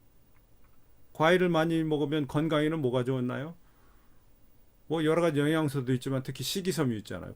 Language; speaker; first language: Korean; native; Korean